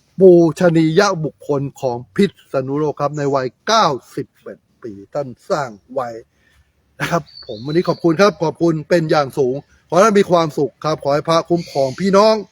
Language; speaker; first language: Thai; native; Thai